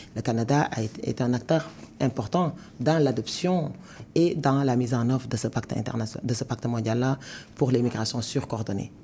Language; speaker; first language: French; non-native, local second language; Wolof